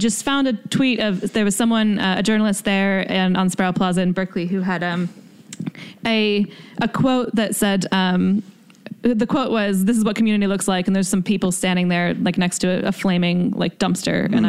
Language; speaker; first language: English; native; English